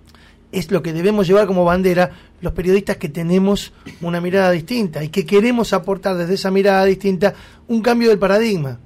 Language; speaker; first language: Spanish; native; Spanish